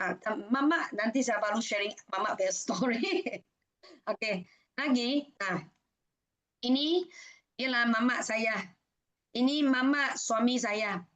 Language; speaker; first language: Indonesian; non-native, fluent; Malay